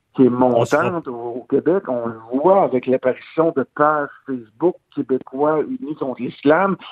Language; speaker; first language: French; native; French